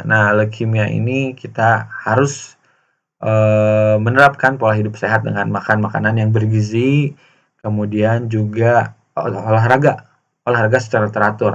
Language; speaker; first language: Indonesian; native; Indonesian